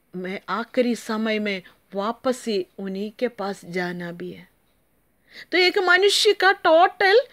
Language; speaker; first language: Hindi; non-native, local second language; Malayalam